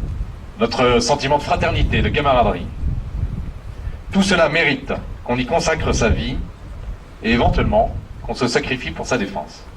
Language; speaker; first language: French; native; French